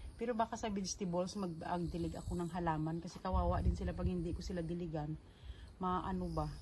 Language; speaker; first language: Filipino; non-native, local second language; Cebuano